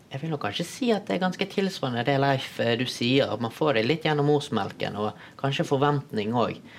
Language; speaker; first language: Norwegian; early bilingual, other home language; Tamil